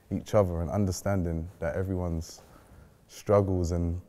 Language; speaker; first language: English; native; English